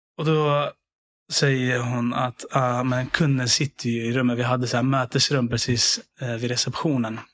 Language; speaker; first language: Swedish; early bilingual, other home language; Syriac